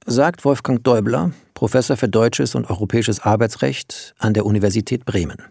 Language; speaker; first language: German; native; German